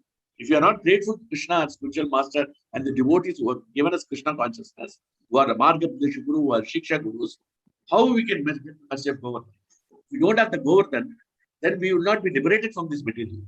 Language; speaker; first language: English; non-native, local second language; Hindi